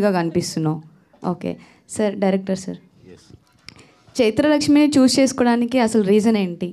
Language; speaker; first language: Telugu; non-native, fluent; Malayalam